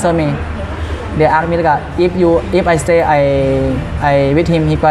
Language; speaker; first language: English; non-native, learner; Thai